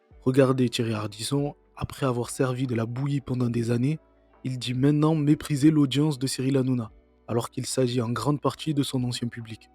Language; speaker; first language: French; native; French